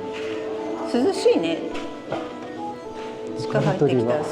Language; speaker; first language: Japanese; native; Japanese